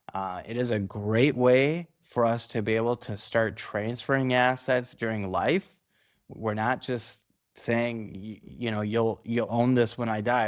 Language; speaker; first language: English; native; English